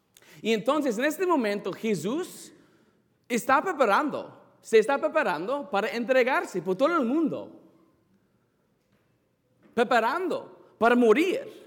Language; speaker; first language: Spanish; non-native, fluent; English